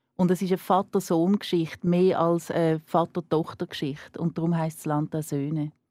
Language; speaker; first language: German; native; German